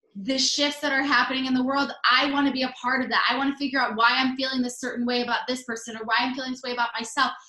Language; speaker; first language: English; native; English